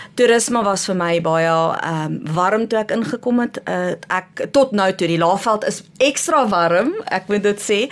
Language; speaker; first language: Afrikaans; non-native, local second language; English